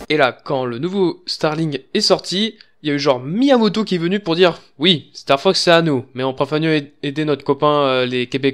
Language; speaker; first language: French; native; French